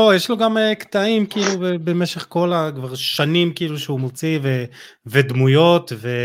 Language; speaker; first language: Hebrew; native; Hebrew